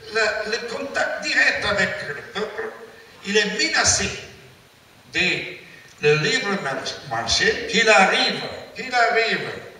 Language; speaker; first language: French; non-native, learner; Italian